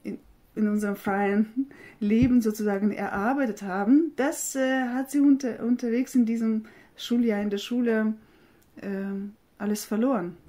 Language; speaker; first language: German; non-native, fluent; Russian